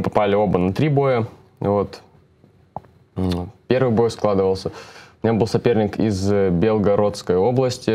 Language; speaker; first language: Russian; native; Russian